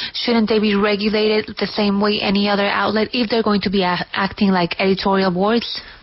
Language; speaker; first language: English; non-native, fluent; Spanish